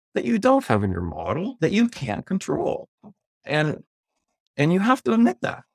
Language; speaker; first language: English; native; English